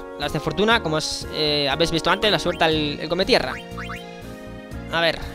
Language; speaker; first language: Spanish; native; Spanish